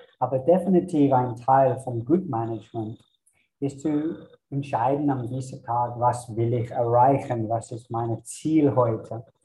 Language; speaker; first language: German; non-native, fluent; English